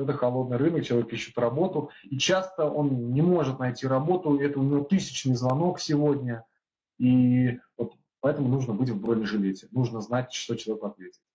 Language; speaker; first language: Russian; native; Russian